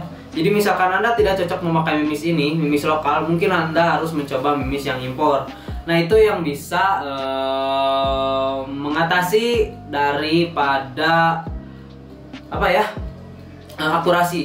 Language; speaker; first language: Indonesian; native; Indonesian